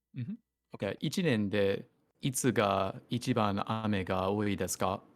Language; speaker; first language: Japanese; non-native, learner; English